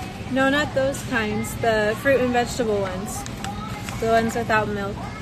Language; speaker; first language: English; native; English